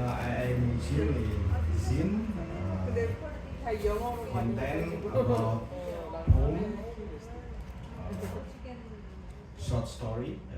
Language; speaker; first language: English; non-native, learner; Indonesian